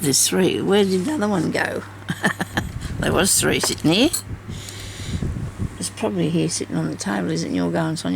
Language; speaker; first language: English; native; English